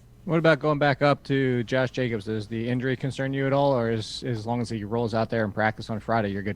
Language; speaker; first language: English; native; English